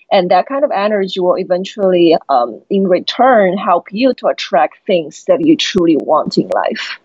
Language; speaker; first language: English; non-native, fluent; Chinese